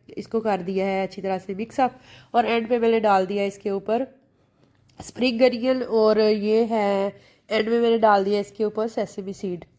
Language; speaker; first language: Urdu; native; Urdu